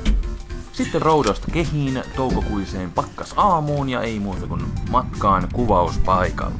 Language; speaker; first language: Finnish; native; Finnish